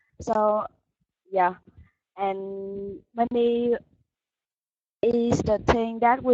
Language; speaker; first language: English; non-native, learner; Vietnamese